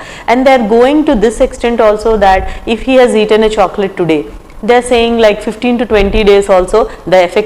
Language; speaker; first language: English; non-native, local second language; Telugu